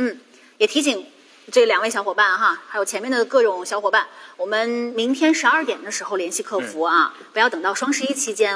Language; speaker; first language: Chinese; native; Chinese